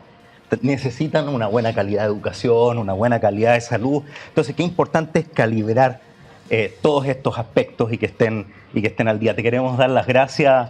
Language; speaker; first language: Spanish; native; Spanish